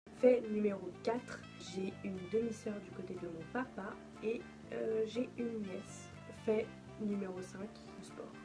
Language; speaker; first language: French; native; French